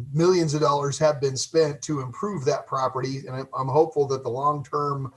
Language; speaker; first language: English; native; English